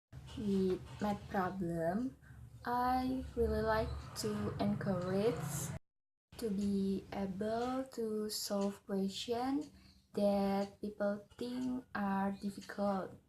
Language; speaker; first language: English; non-native, learner; Indonesian